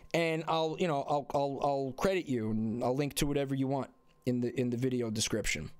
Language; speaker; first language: English; native; English